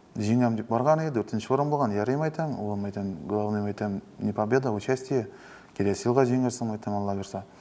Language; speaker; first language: Tatar; native; Tatar